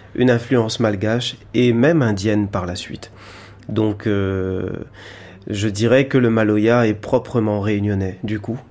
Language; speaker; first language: French; native; French